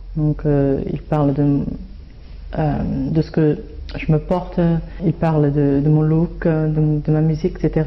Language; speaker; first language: French; non-native, fluent; Chinese